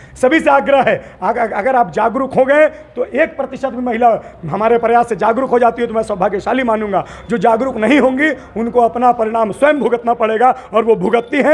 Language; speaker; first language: Hindi; native; Hindi